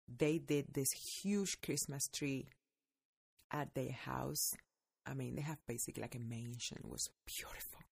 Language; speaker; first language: English; non-native, fluent; Spanish